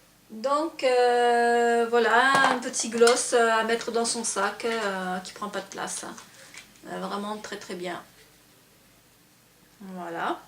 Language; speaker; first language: French; native; French